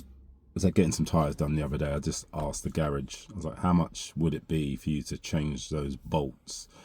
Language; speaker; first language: English; native; English